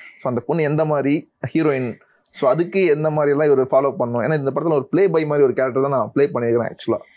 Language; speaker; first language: Tamil; native; Tamil